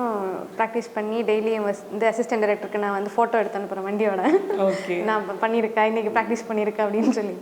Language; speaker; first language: Tamil; native; Tamil